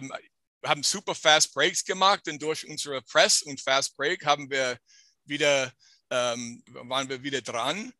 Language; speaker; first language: German; non-native, fluent; English